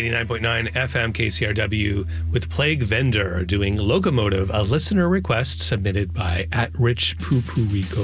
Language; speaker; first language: English; native; English